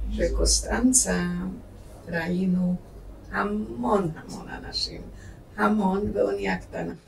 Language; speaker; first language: Hebrew; non-native, fluent; Romanian